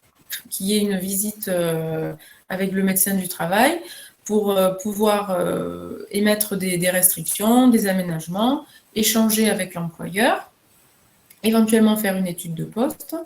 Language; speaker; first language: French; native; French